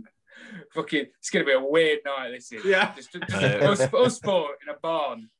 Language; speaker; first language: English; native; English